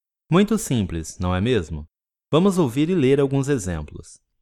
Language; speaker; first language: Portuguese; native; Portuguese